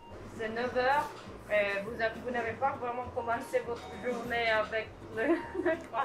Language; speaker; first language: French; non-native, learner; English